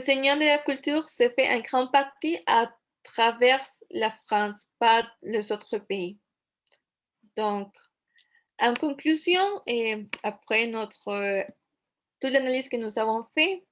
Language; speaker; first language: French; non-native, fluent; Spanish